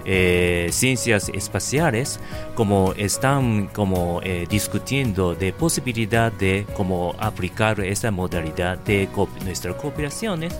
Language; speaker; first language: Spanish; non-native, learner; Japanese